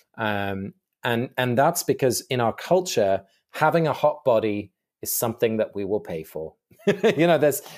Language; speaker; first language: English; native; English